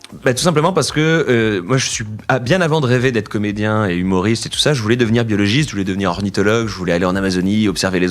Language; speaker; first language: French; native; French